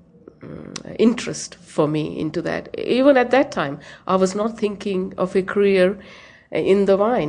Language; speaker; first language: English; non-native, local second language; Hindi